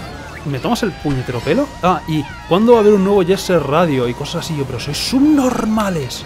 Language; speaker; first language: Spanish; native; Spanish